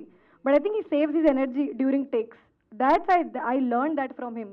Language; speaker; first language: Telugu; non-native, learner; Hindi